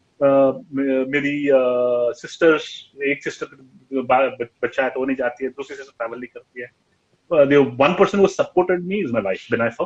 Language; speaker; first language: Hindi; non-native, local second language; Tamil